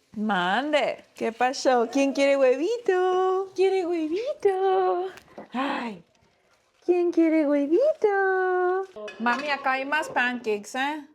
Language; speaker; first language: Spanish; early bilingual, other home language; English